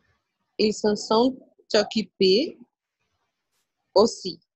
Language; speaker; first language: French; non-native, learner; Portuguese